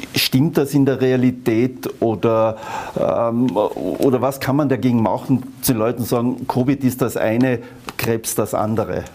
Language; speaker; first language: German; native; German